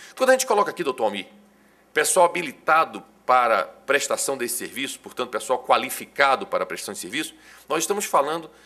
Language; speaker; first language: Portuguese; native; Portuguese